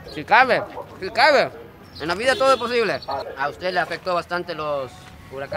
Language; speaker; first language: Spanish; non-native, fluent; Japanese